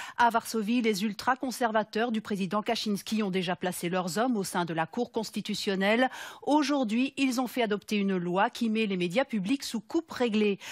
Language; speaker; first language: French; native; French